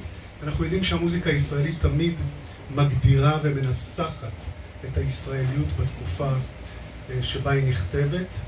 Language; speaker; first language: Hebrew; native; Hebrew